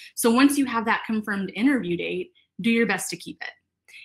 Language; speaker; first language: English; native; English